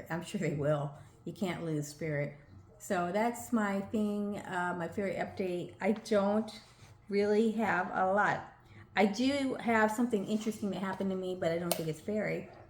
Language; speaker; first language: English; native; English